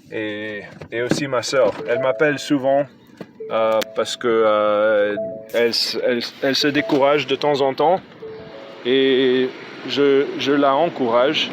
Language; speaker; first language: French; non-native, fluent; English